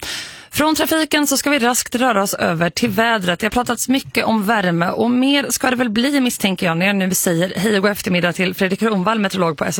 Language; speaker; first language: Swedish; native; Swedish